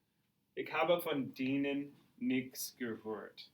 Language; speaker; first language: German; non-native, fluent; English